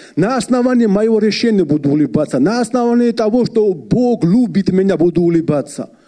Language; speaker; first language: Russian; non-native, fluent; Georgian